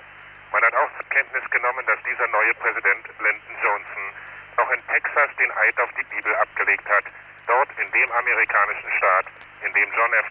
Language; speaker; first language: German; native; German